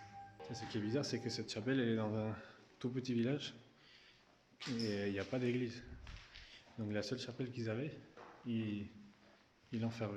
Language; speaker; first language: French; native; French